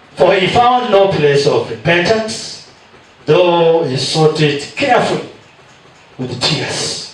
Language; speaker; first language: English; non-native, local second language; Swahili